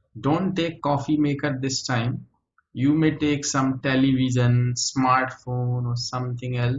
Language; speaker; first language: English; native; English